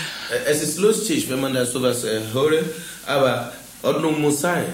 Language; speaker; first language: German; non-native, fluent; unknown